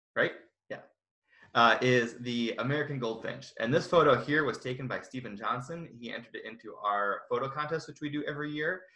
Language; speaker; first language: English; native; English